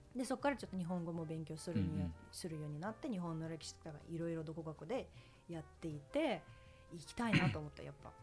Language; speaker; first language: Japanese; non-native, fluent; Russian